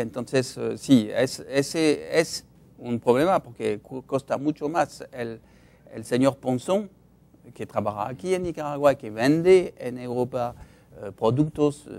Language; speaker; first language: Spanish; non-native, fluent; French